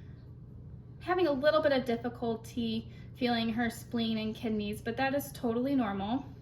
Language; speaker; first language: English; native; English